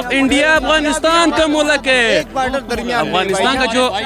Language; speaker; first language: Hindi; non-native, fluent; Pashto